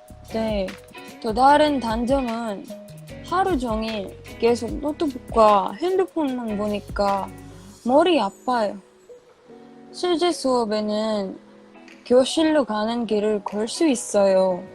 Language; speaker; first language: Korean; non-native, learner; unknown